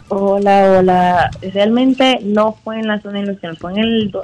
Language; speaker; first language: Spanish; native; Spanish